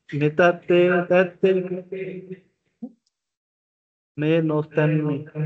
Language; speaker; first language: Finnish; non-native, learner; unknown